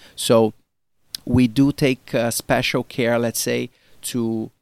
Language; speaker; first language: English; non-native, fluent; Portuguese